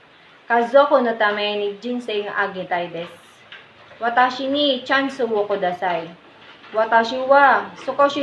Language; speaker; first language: Japanese; non-native, learner; Filipino